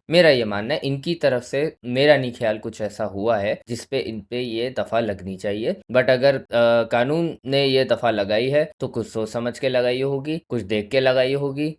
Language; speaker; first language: Urdu; native; Urdu